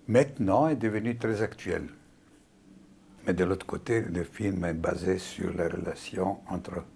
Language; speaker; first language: French; non-native, fluent; Greek